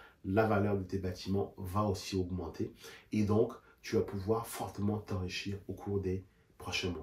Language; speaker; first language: French; native; French